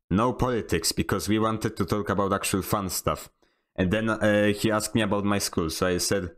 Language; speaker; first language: English; non-native, fluent; Polish